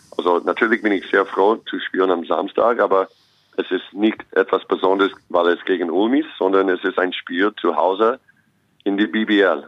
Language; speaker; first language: German; non-native, fluent; English